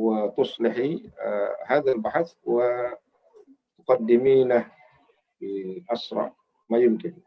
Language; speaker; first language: Arabic; non-native, fluent; Indonesian